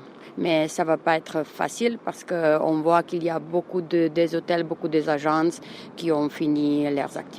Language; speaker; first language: French; non-native, fluent; Czech